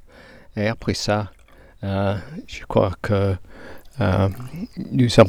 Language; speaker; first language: French; non-native, learner; English